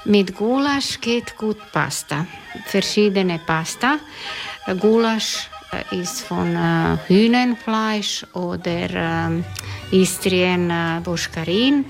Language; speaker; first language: German; non-native, learner; Croatian